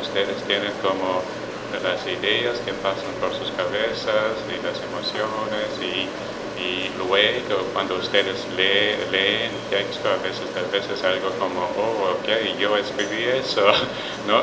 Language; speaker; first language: Spanish; non-native, fluent; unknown